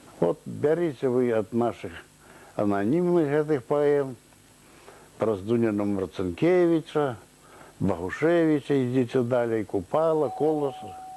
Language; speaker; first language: Belarusian; native; Belarusian